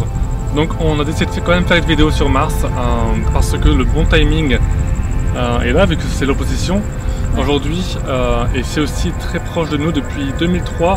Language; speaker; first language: French; native; French